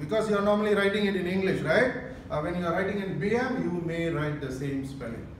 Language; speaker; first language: English; non-native, local second language; Malay